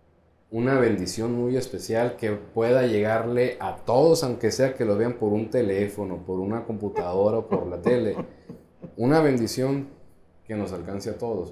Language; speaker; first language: Spanish; native; Spanish